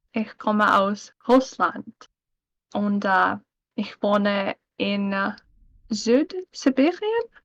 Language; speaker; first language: German; non-native, learner; Russian